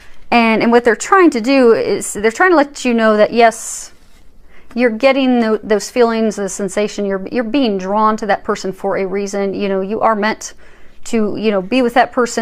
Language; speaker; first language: English; native; English